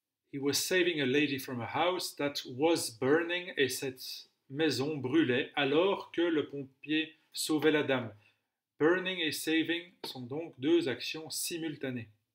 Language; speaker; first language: French; native; French